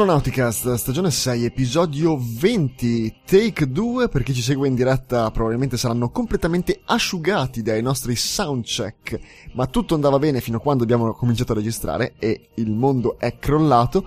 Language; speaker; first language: Italian; native; Italian